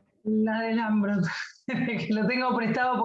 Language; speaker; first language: Spanish; native; Spanish